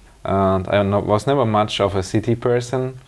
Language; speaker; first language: English; non-native, fluent; German